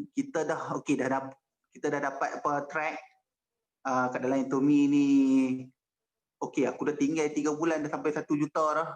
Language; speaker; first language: Malay; native; Malay